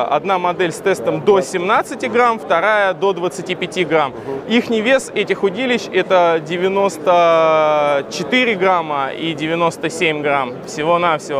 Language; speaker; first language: Russian; native; Russian